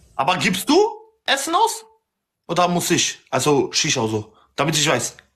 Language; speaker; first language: German; early bilingual, other home language; Albanian